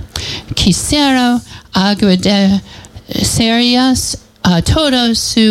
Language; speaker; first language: Spanish; non-native, learner; English